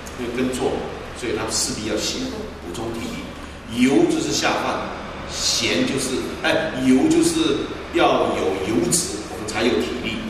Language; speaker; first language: Chinese; non-native, local second language; Hakka Chinese